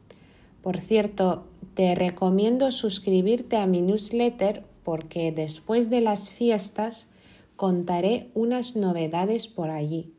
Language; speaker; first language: Spanish; non-native, fluent; Lithuanian